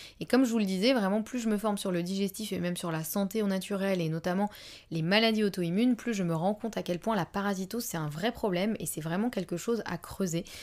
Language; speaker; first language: French; native; French